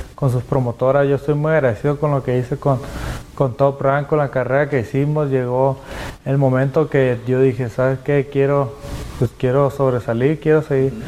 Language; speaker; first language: Spanish; native; Spanish